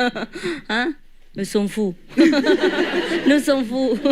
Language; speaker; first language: French; non-native, learner; Vietnamese